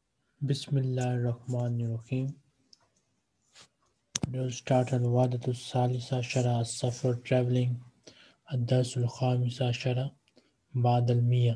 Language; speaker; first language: Arabic; non-native, fluent; Urdu